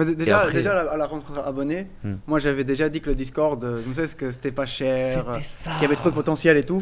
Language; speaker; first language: French; non-native, fluent; Portuguese